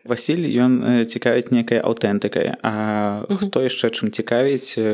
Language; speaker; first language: Belarusian; non-native, local second language; Russian